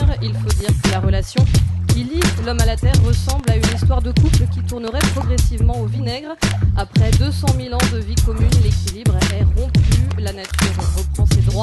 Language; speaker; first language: French; native; French